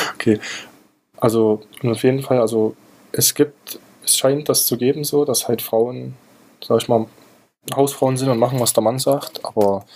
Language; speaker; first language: German; native; German